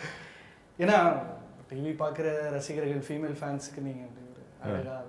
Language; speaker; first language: Tamil; native; Tamil